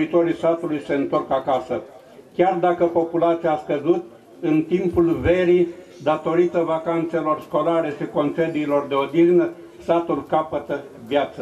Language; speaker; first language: Romanian; native; Romanian